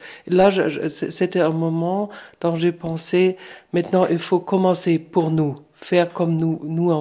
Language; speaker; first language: French; non-native, fluent; German